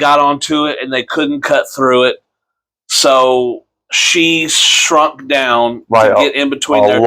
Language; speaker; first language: English; native; English